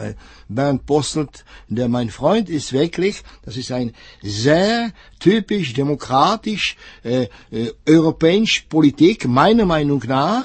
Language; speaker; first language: German; non-native, fluent; Czech